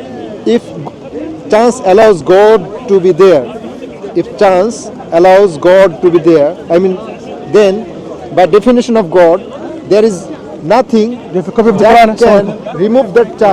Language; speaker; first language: English; non-native, fluent; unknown